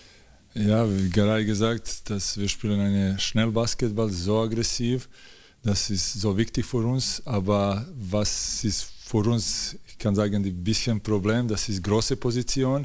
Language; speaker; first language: German; non-native, learner; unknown